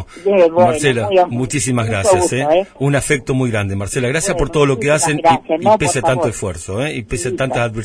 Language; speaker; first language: Spanish; native; Spanish